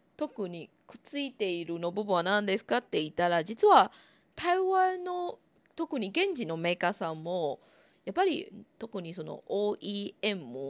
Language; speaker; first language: Japanese; non-native, fluent; Chinese